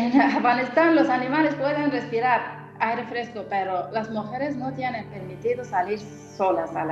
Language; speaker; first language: Spanish; non-native, fluent; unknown